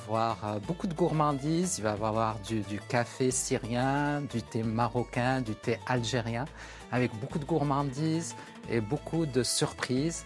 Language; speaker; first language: French; non-native, local second language; Arabic